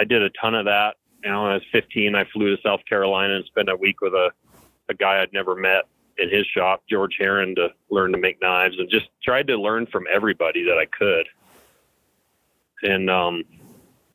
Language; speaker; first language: English; native; English